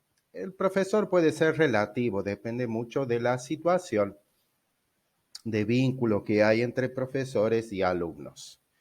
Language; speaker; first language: Spanish; non-native, fluent; Portuguese